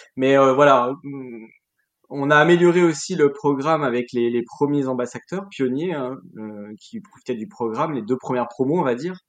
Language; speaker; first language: French; native; French